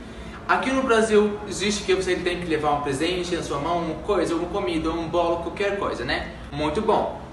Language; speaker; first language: Portuguese; non-native, fluent; Arabic